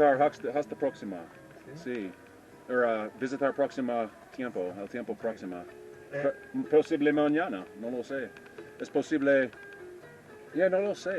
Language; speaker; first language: Spanish; non-native, learner; English